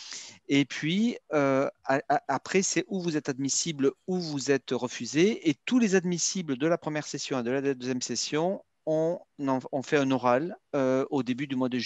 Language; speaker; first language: French; native; French